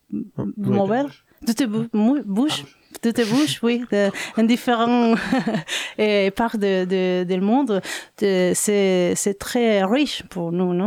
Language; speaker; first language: French; non-native, learner; Spanish